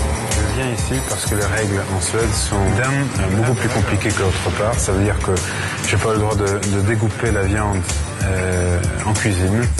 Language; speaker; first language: French; non-native, fluent; Swedish